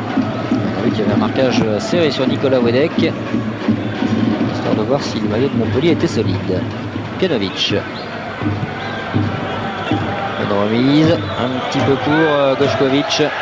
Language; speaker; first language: French; native; French